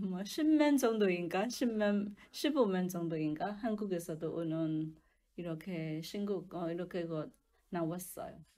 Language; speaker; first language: Korean; non-native, learner; Burmese